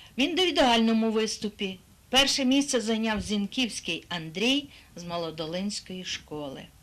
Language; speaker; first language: Ukrainian; native; Ukrainian